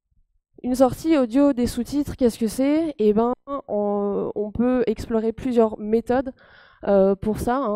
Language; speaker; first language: French; native; French